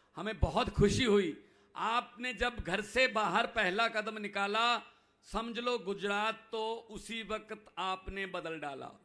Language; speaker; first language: Hindi; non-native, local second language; Punjabi